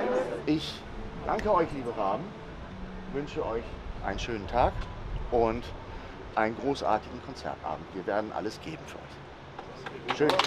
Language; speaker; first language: German; native; German